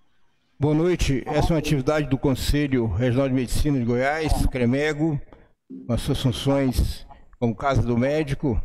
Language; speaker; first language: Portuguese; native; Portuguese